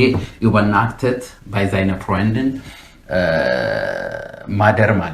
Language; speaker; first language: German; non-native, fluent; Amharic